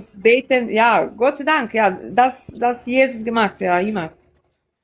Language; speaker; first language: German; non-native, learner; Serbian